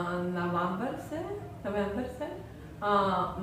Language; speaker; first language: Hindi; non-native, learner; Russian